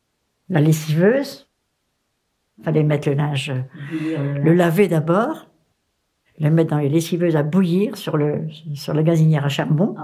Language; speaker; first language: French; native; French